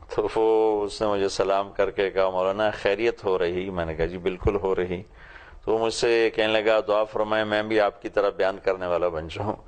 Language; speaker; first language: Urdu; non-native, local second language; Punjabi